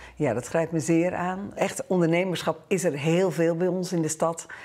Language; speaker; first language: Dutch; native; Dutch